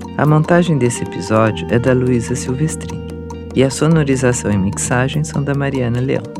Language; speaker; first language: Portuguese; native; Portuguese